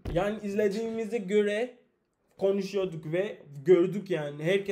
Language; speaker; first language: Turkish; non-native, learner; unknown